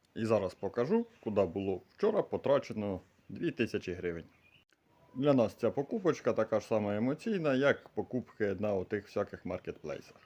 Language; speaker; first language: Ukrainian; native; Ukrainian